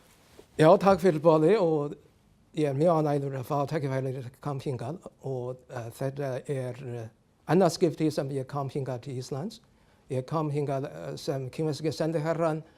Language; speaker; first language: Icelandic; non-native, learner; Chinese